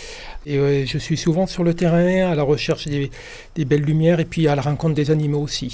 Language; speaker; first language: French; native; French